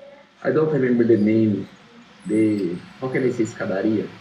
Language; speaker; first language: English; non-native, learner; Portuguese